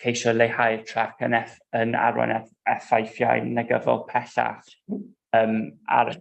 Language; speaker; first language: Welsh; non-native, local second language; English